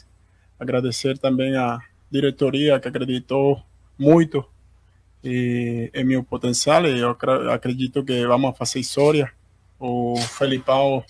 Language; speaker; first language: Portuguese; non-native, fluent; Spanish